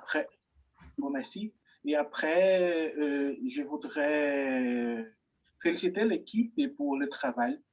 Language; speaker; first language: French; non-native, fluent; Portuguese